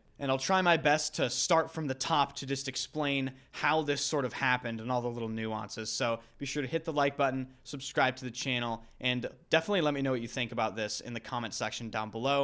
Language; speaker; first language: English; native; English